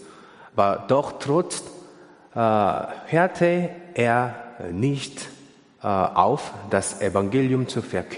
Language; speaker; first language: German; non-native, learner; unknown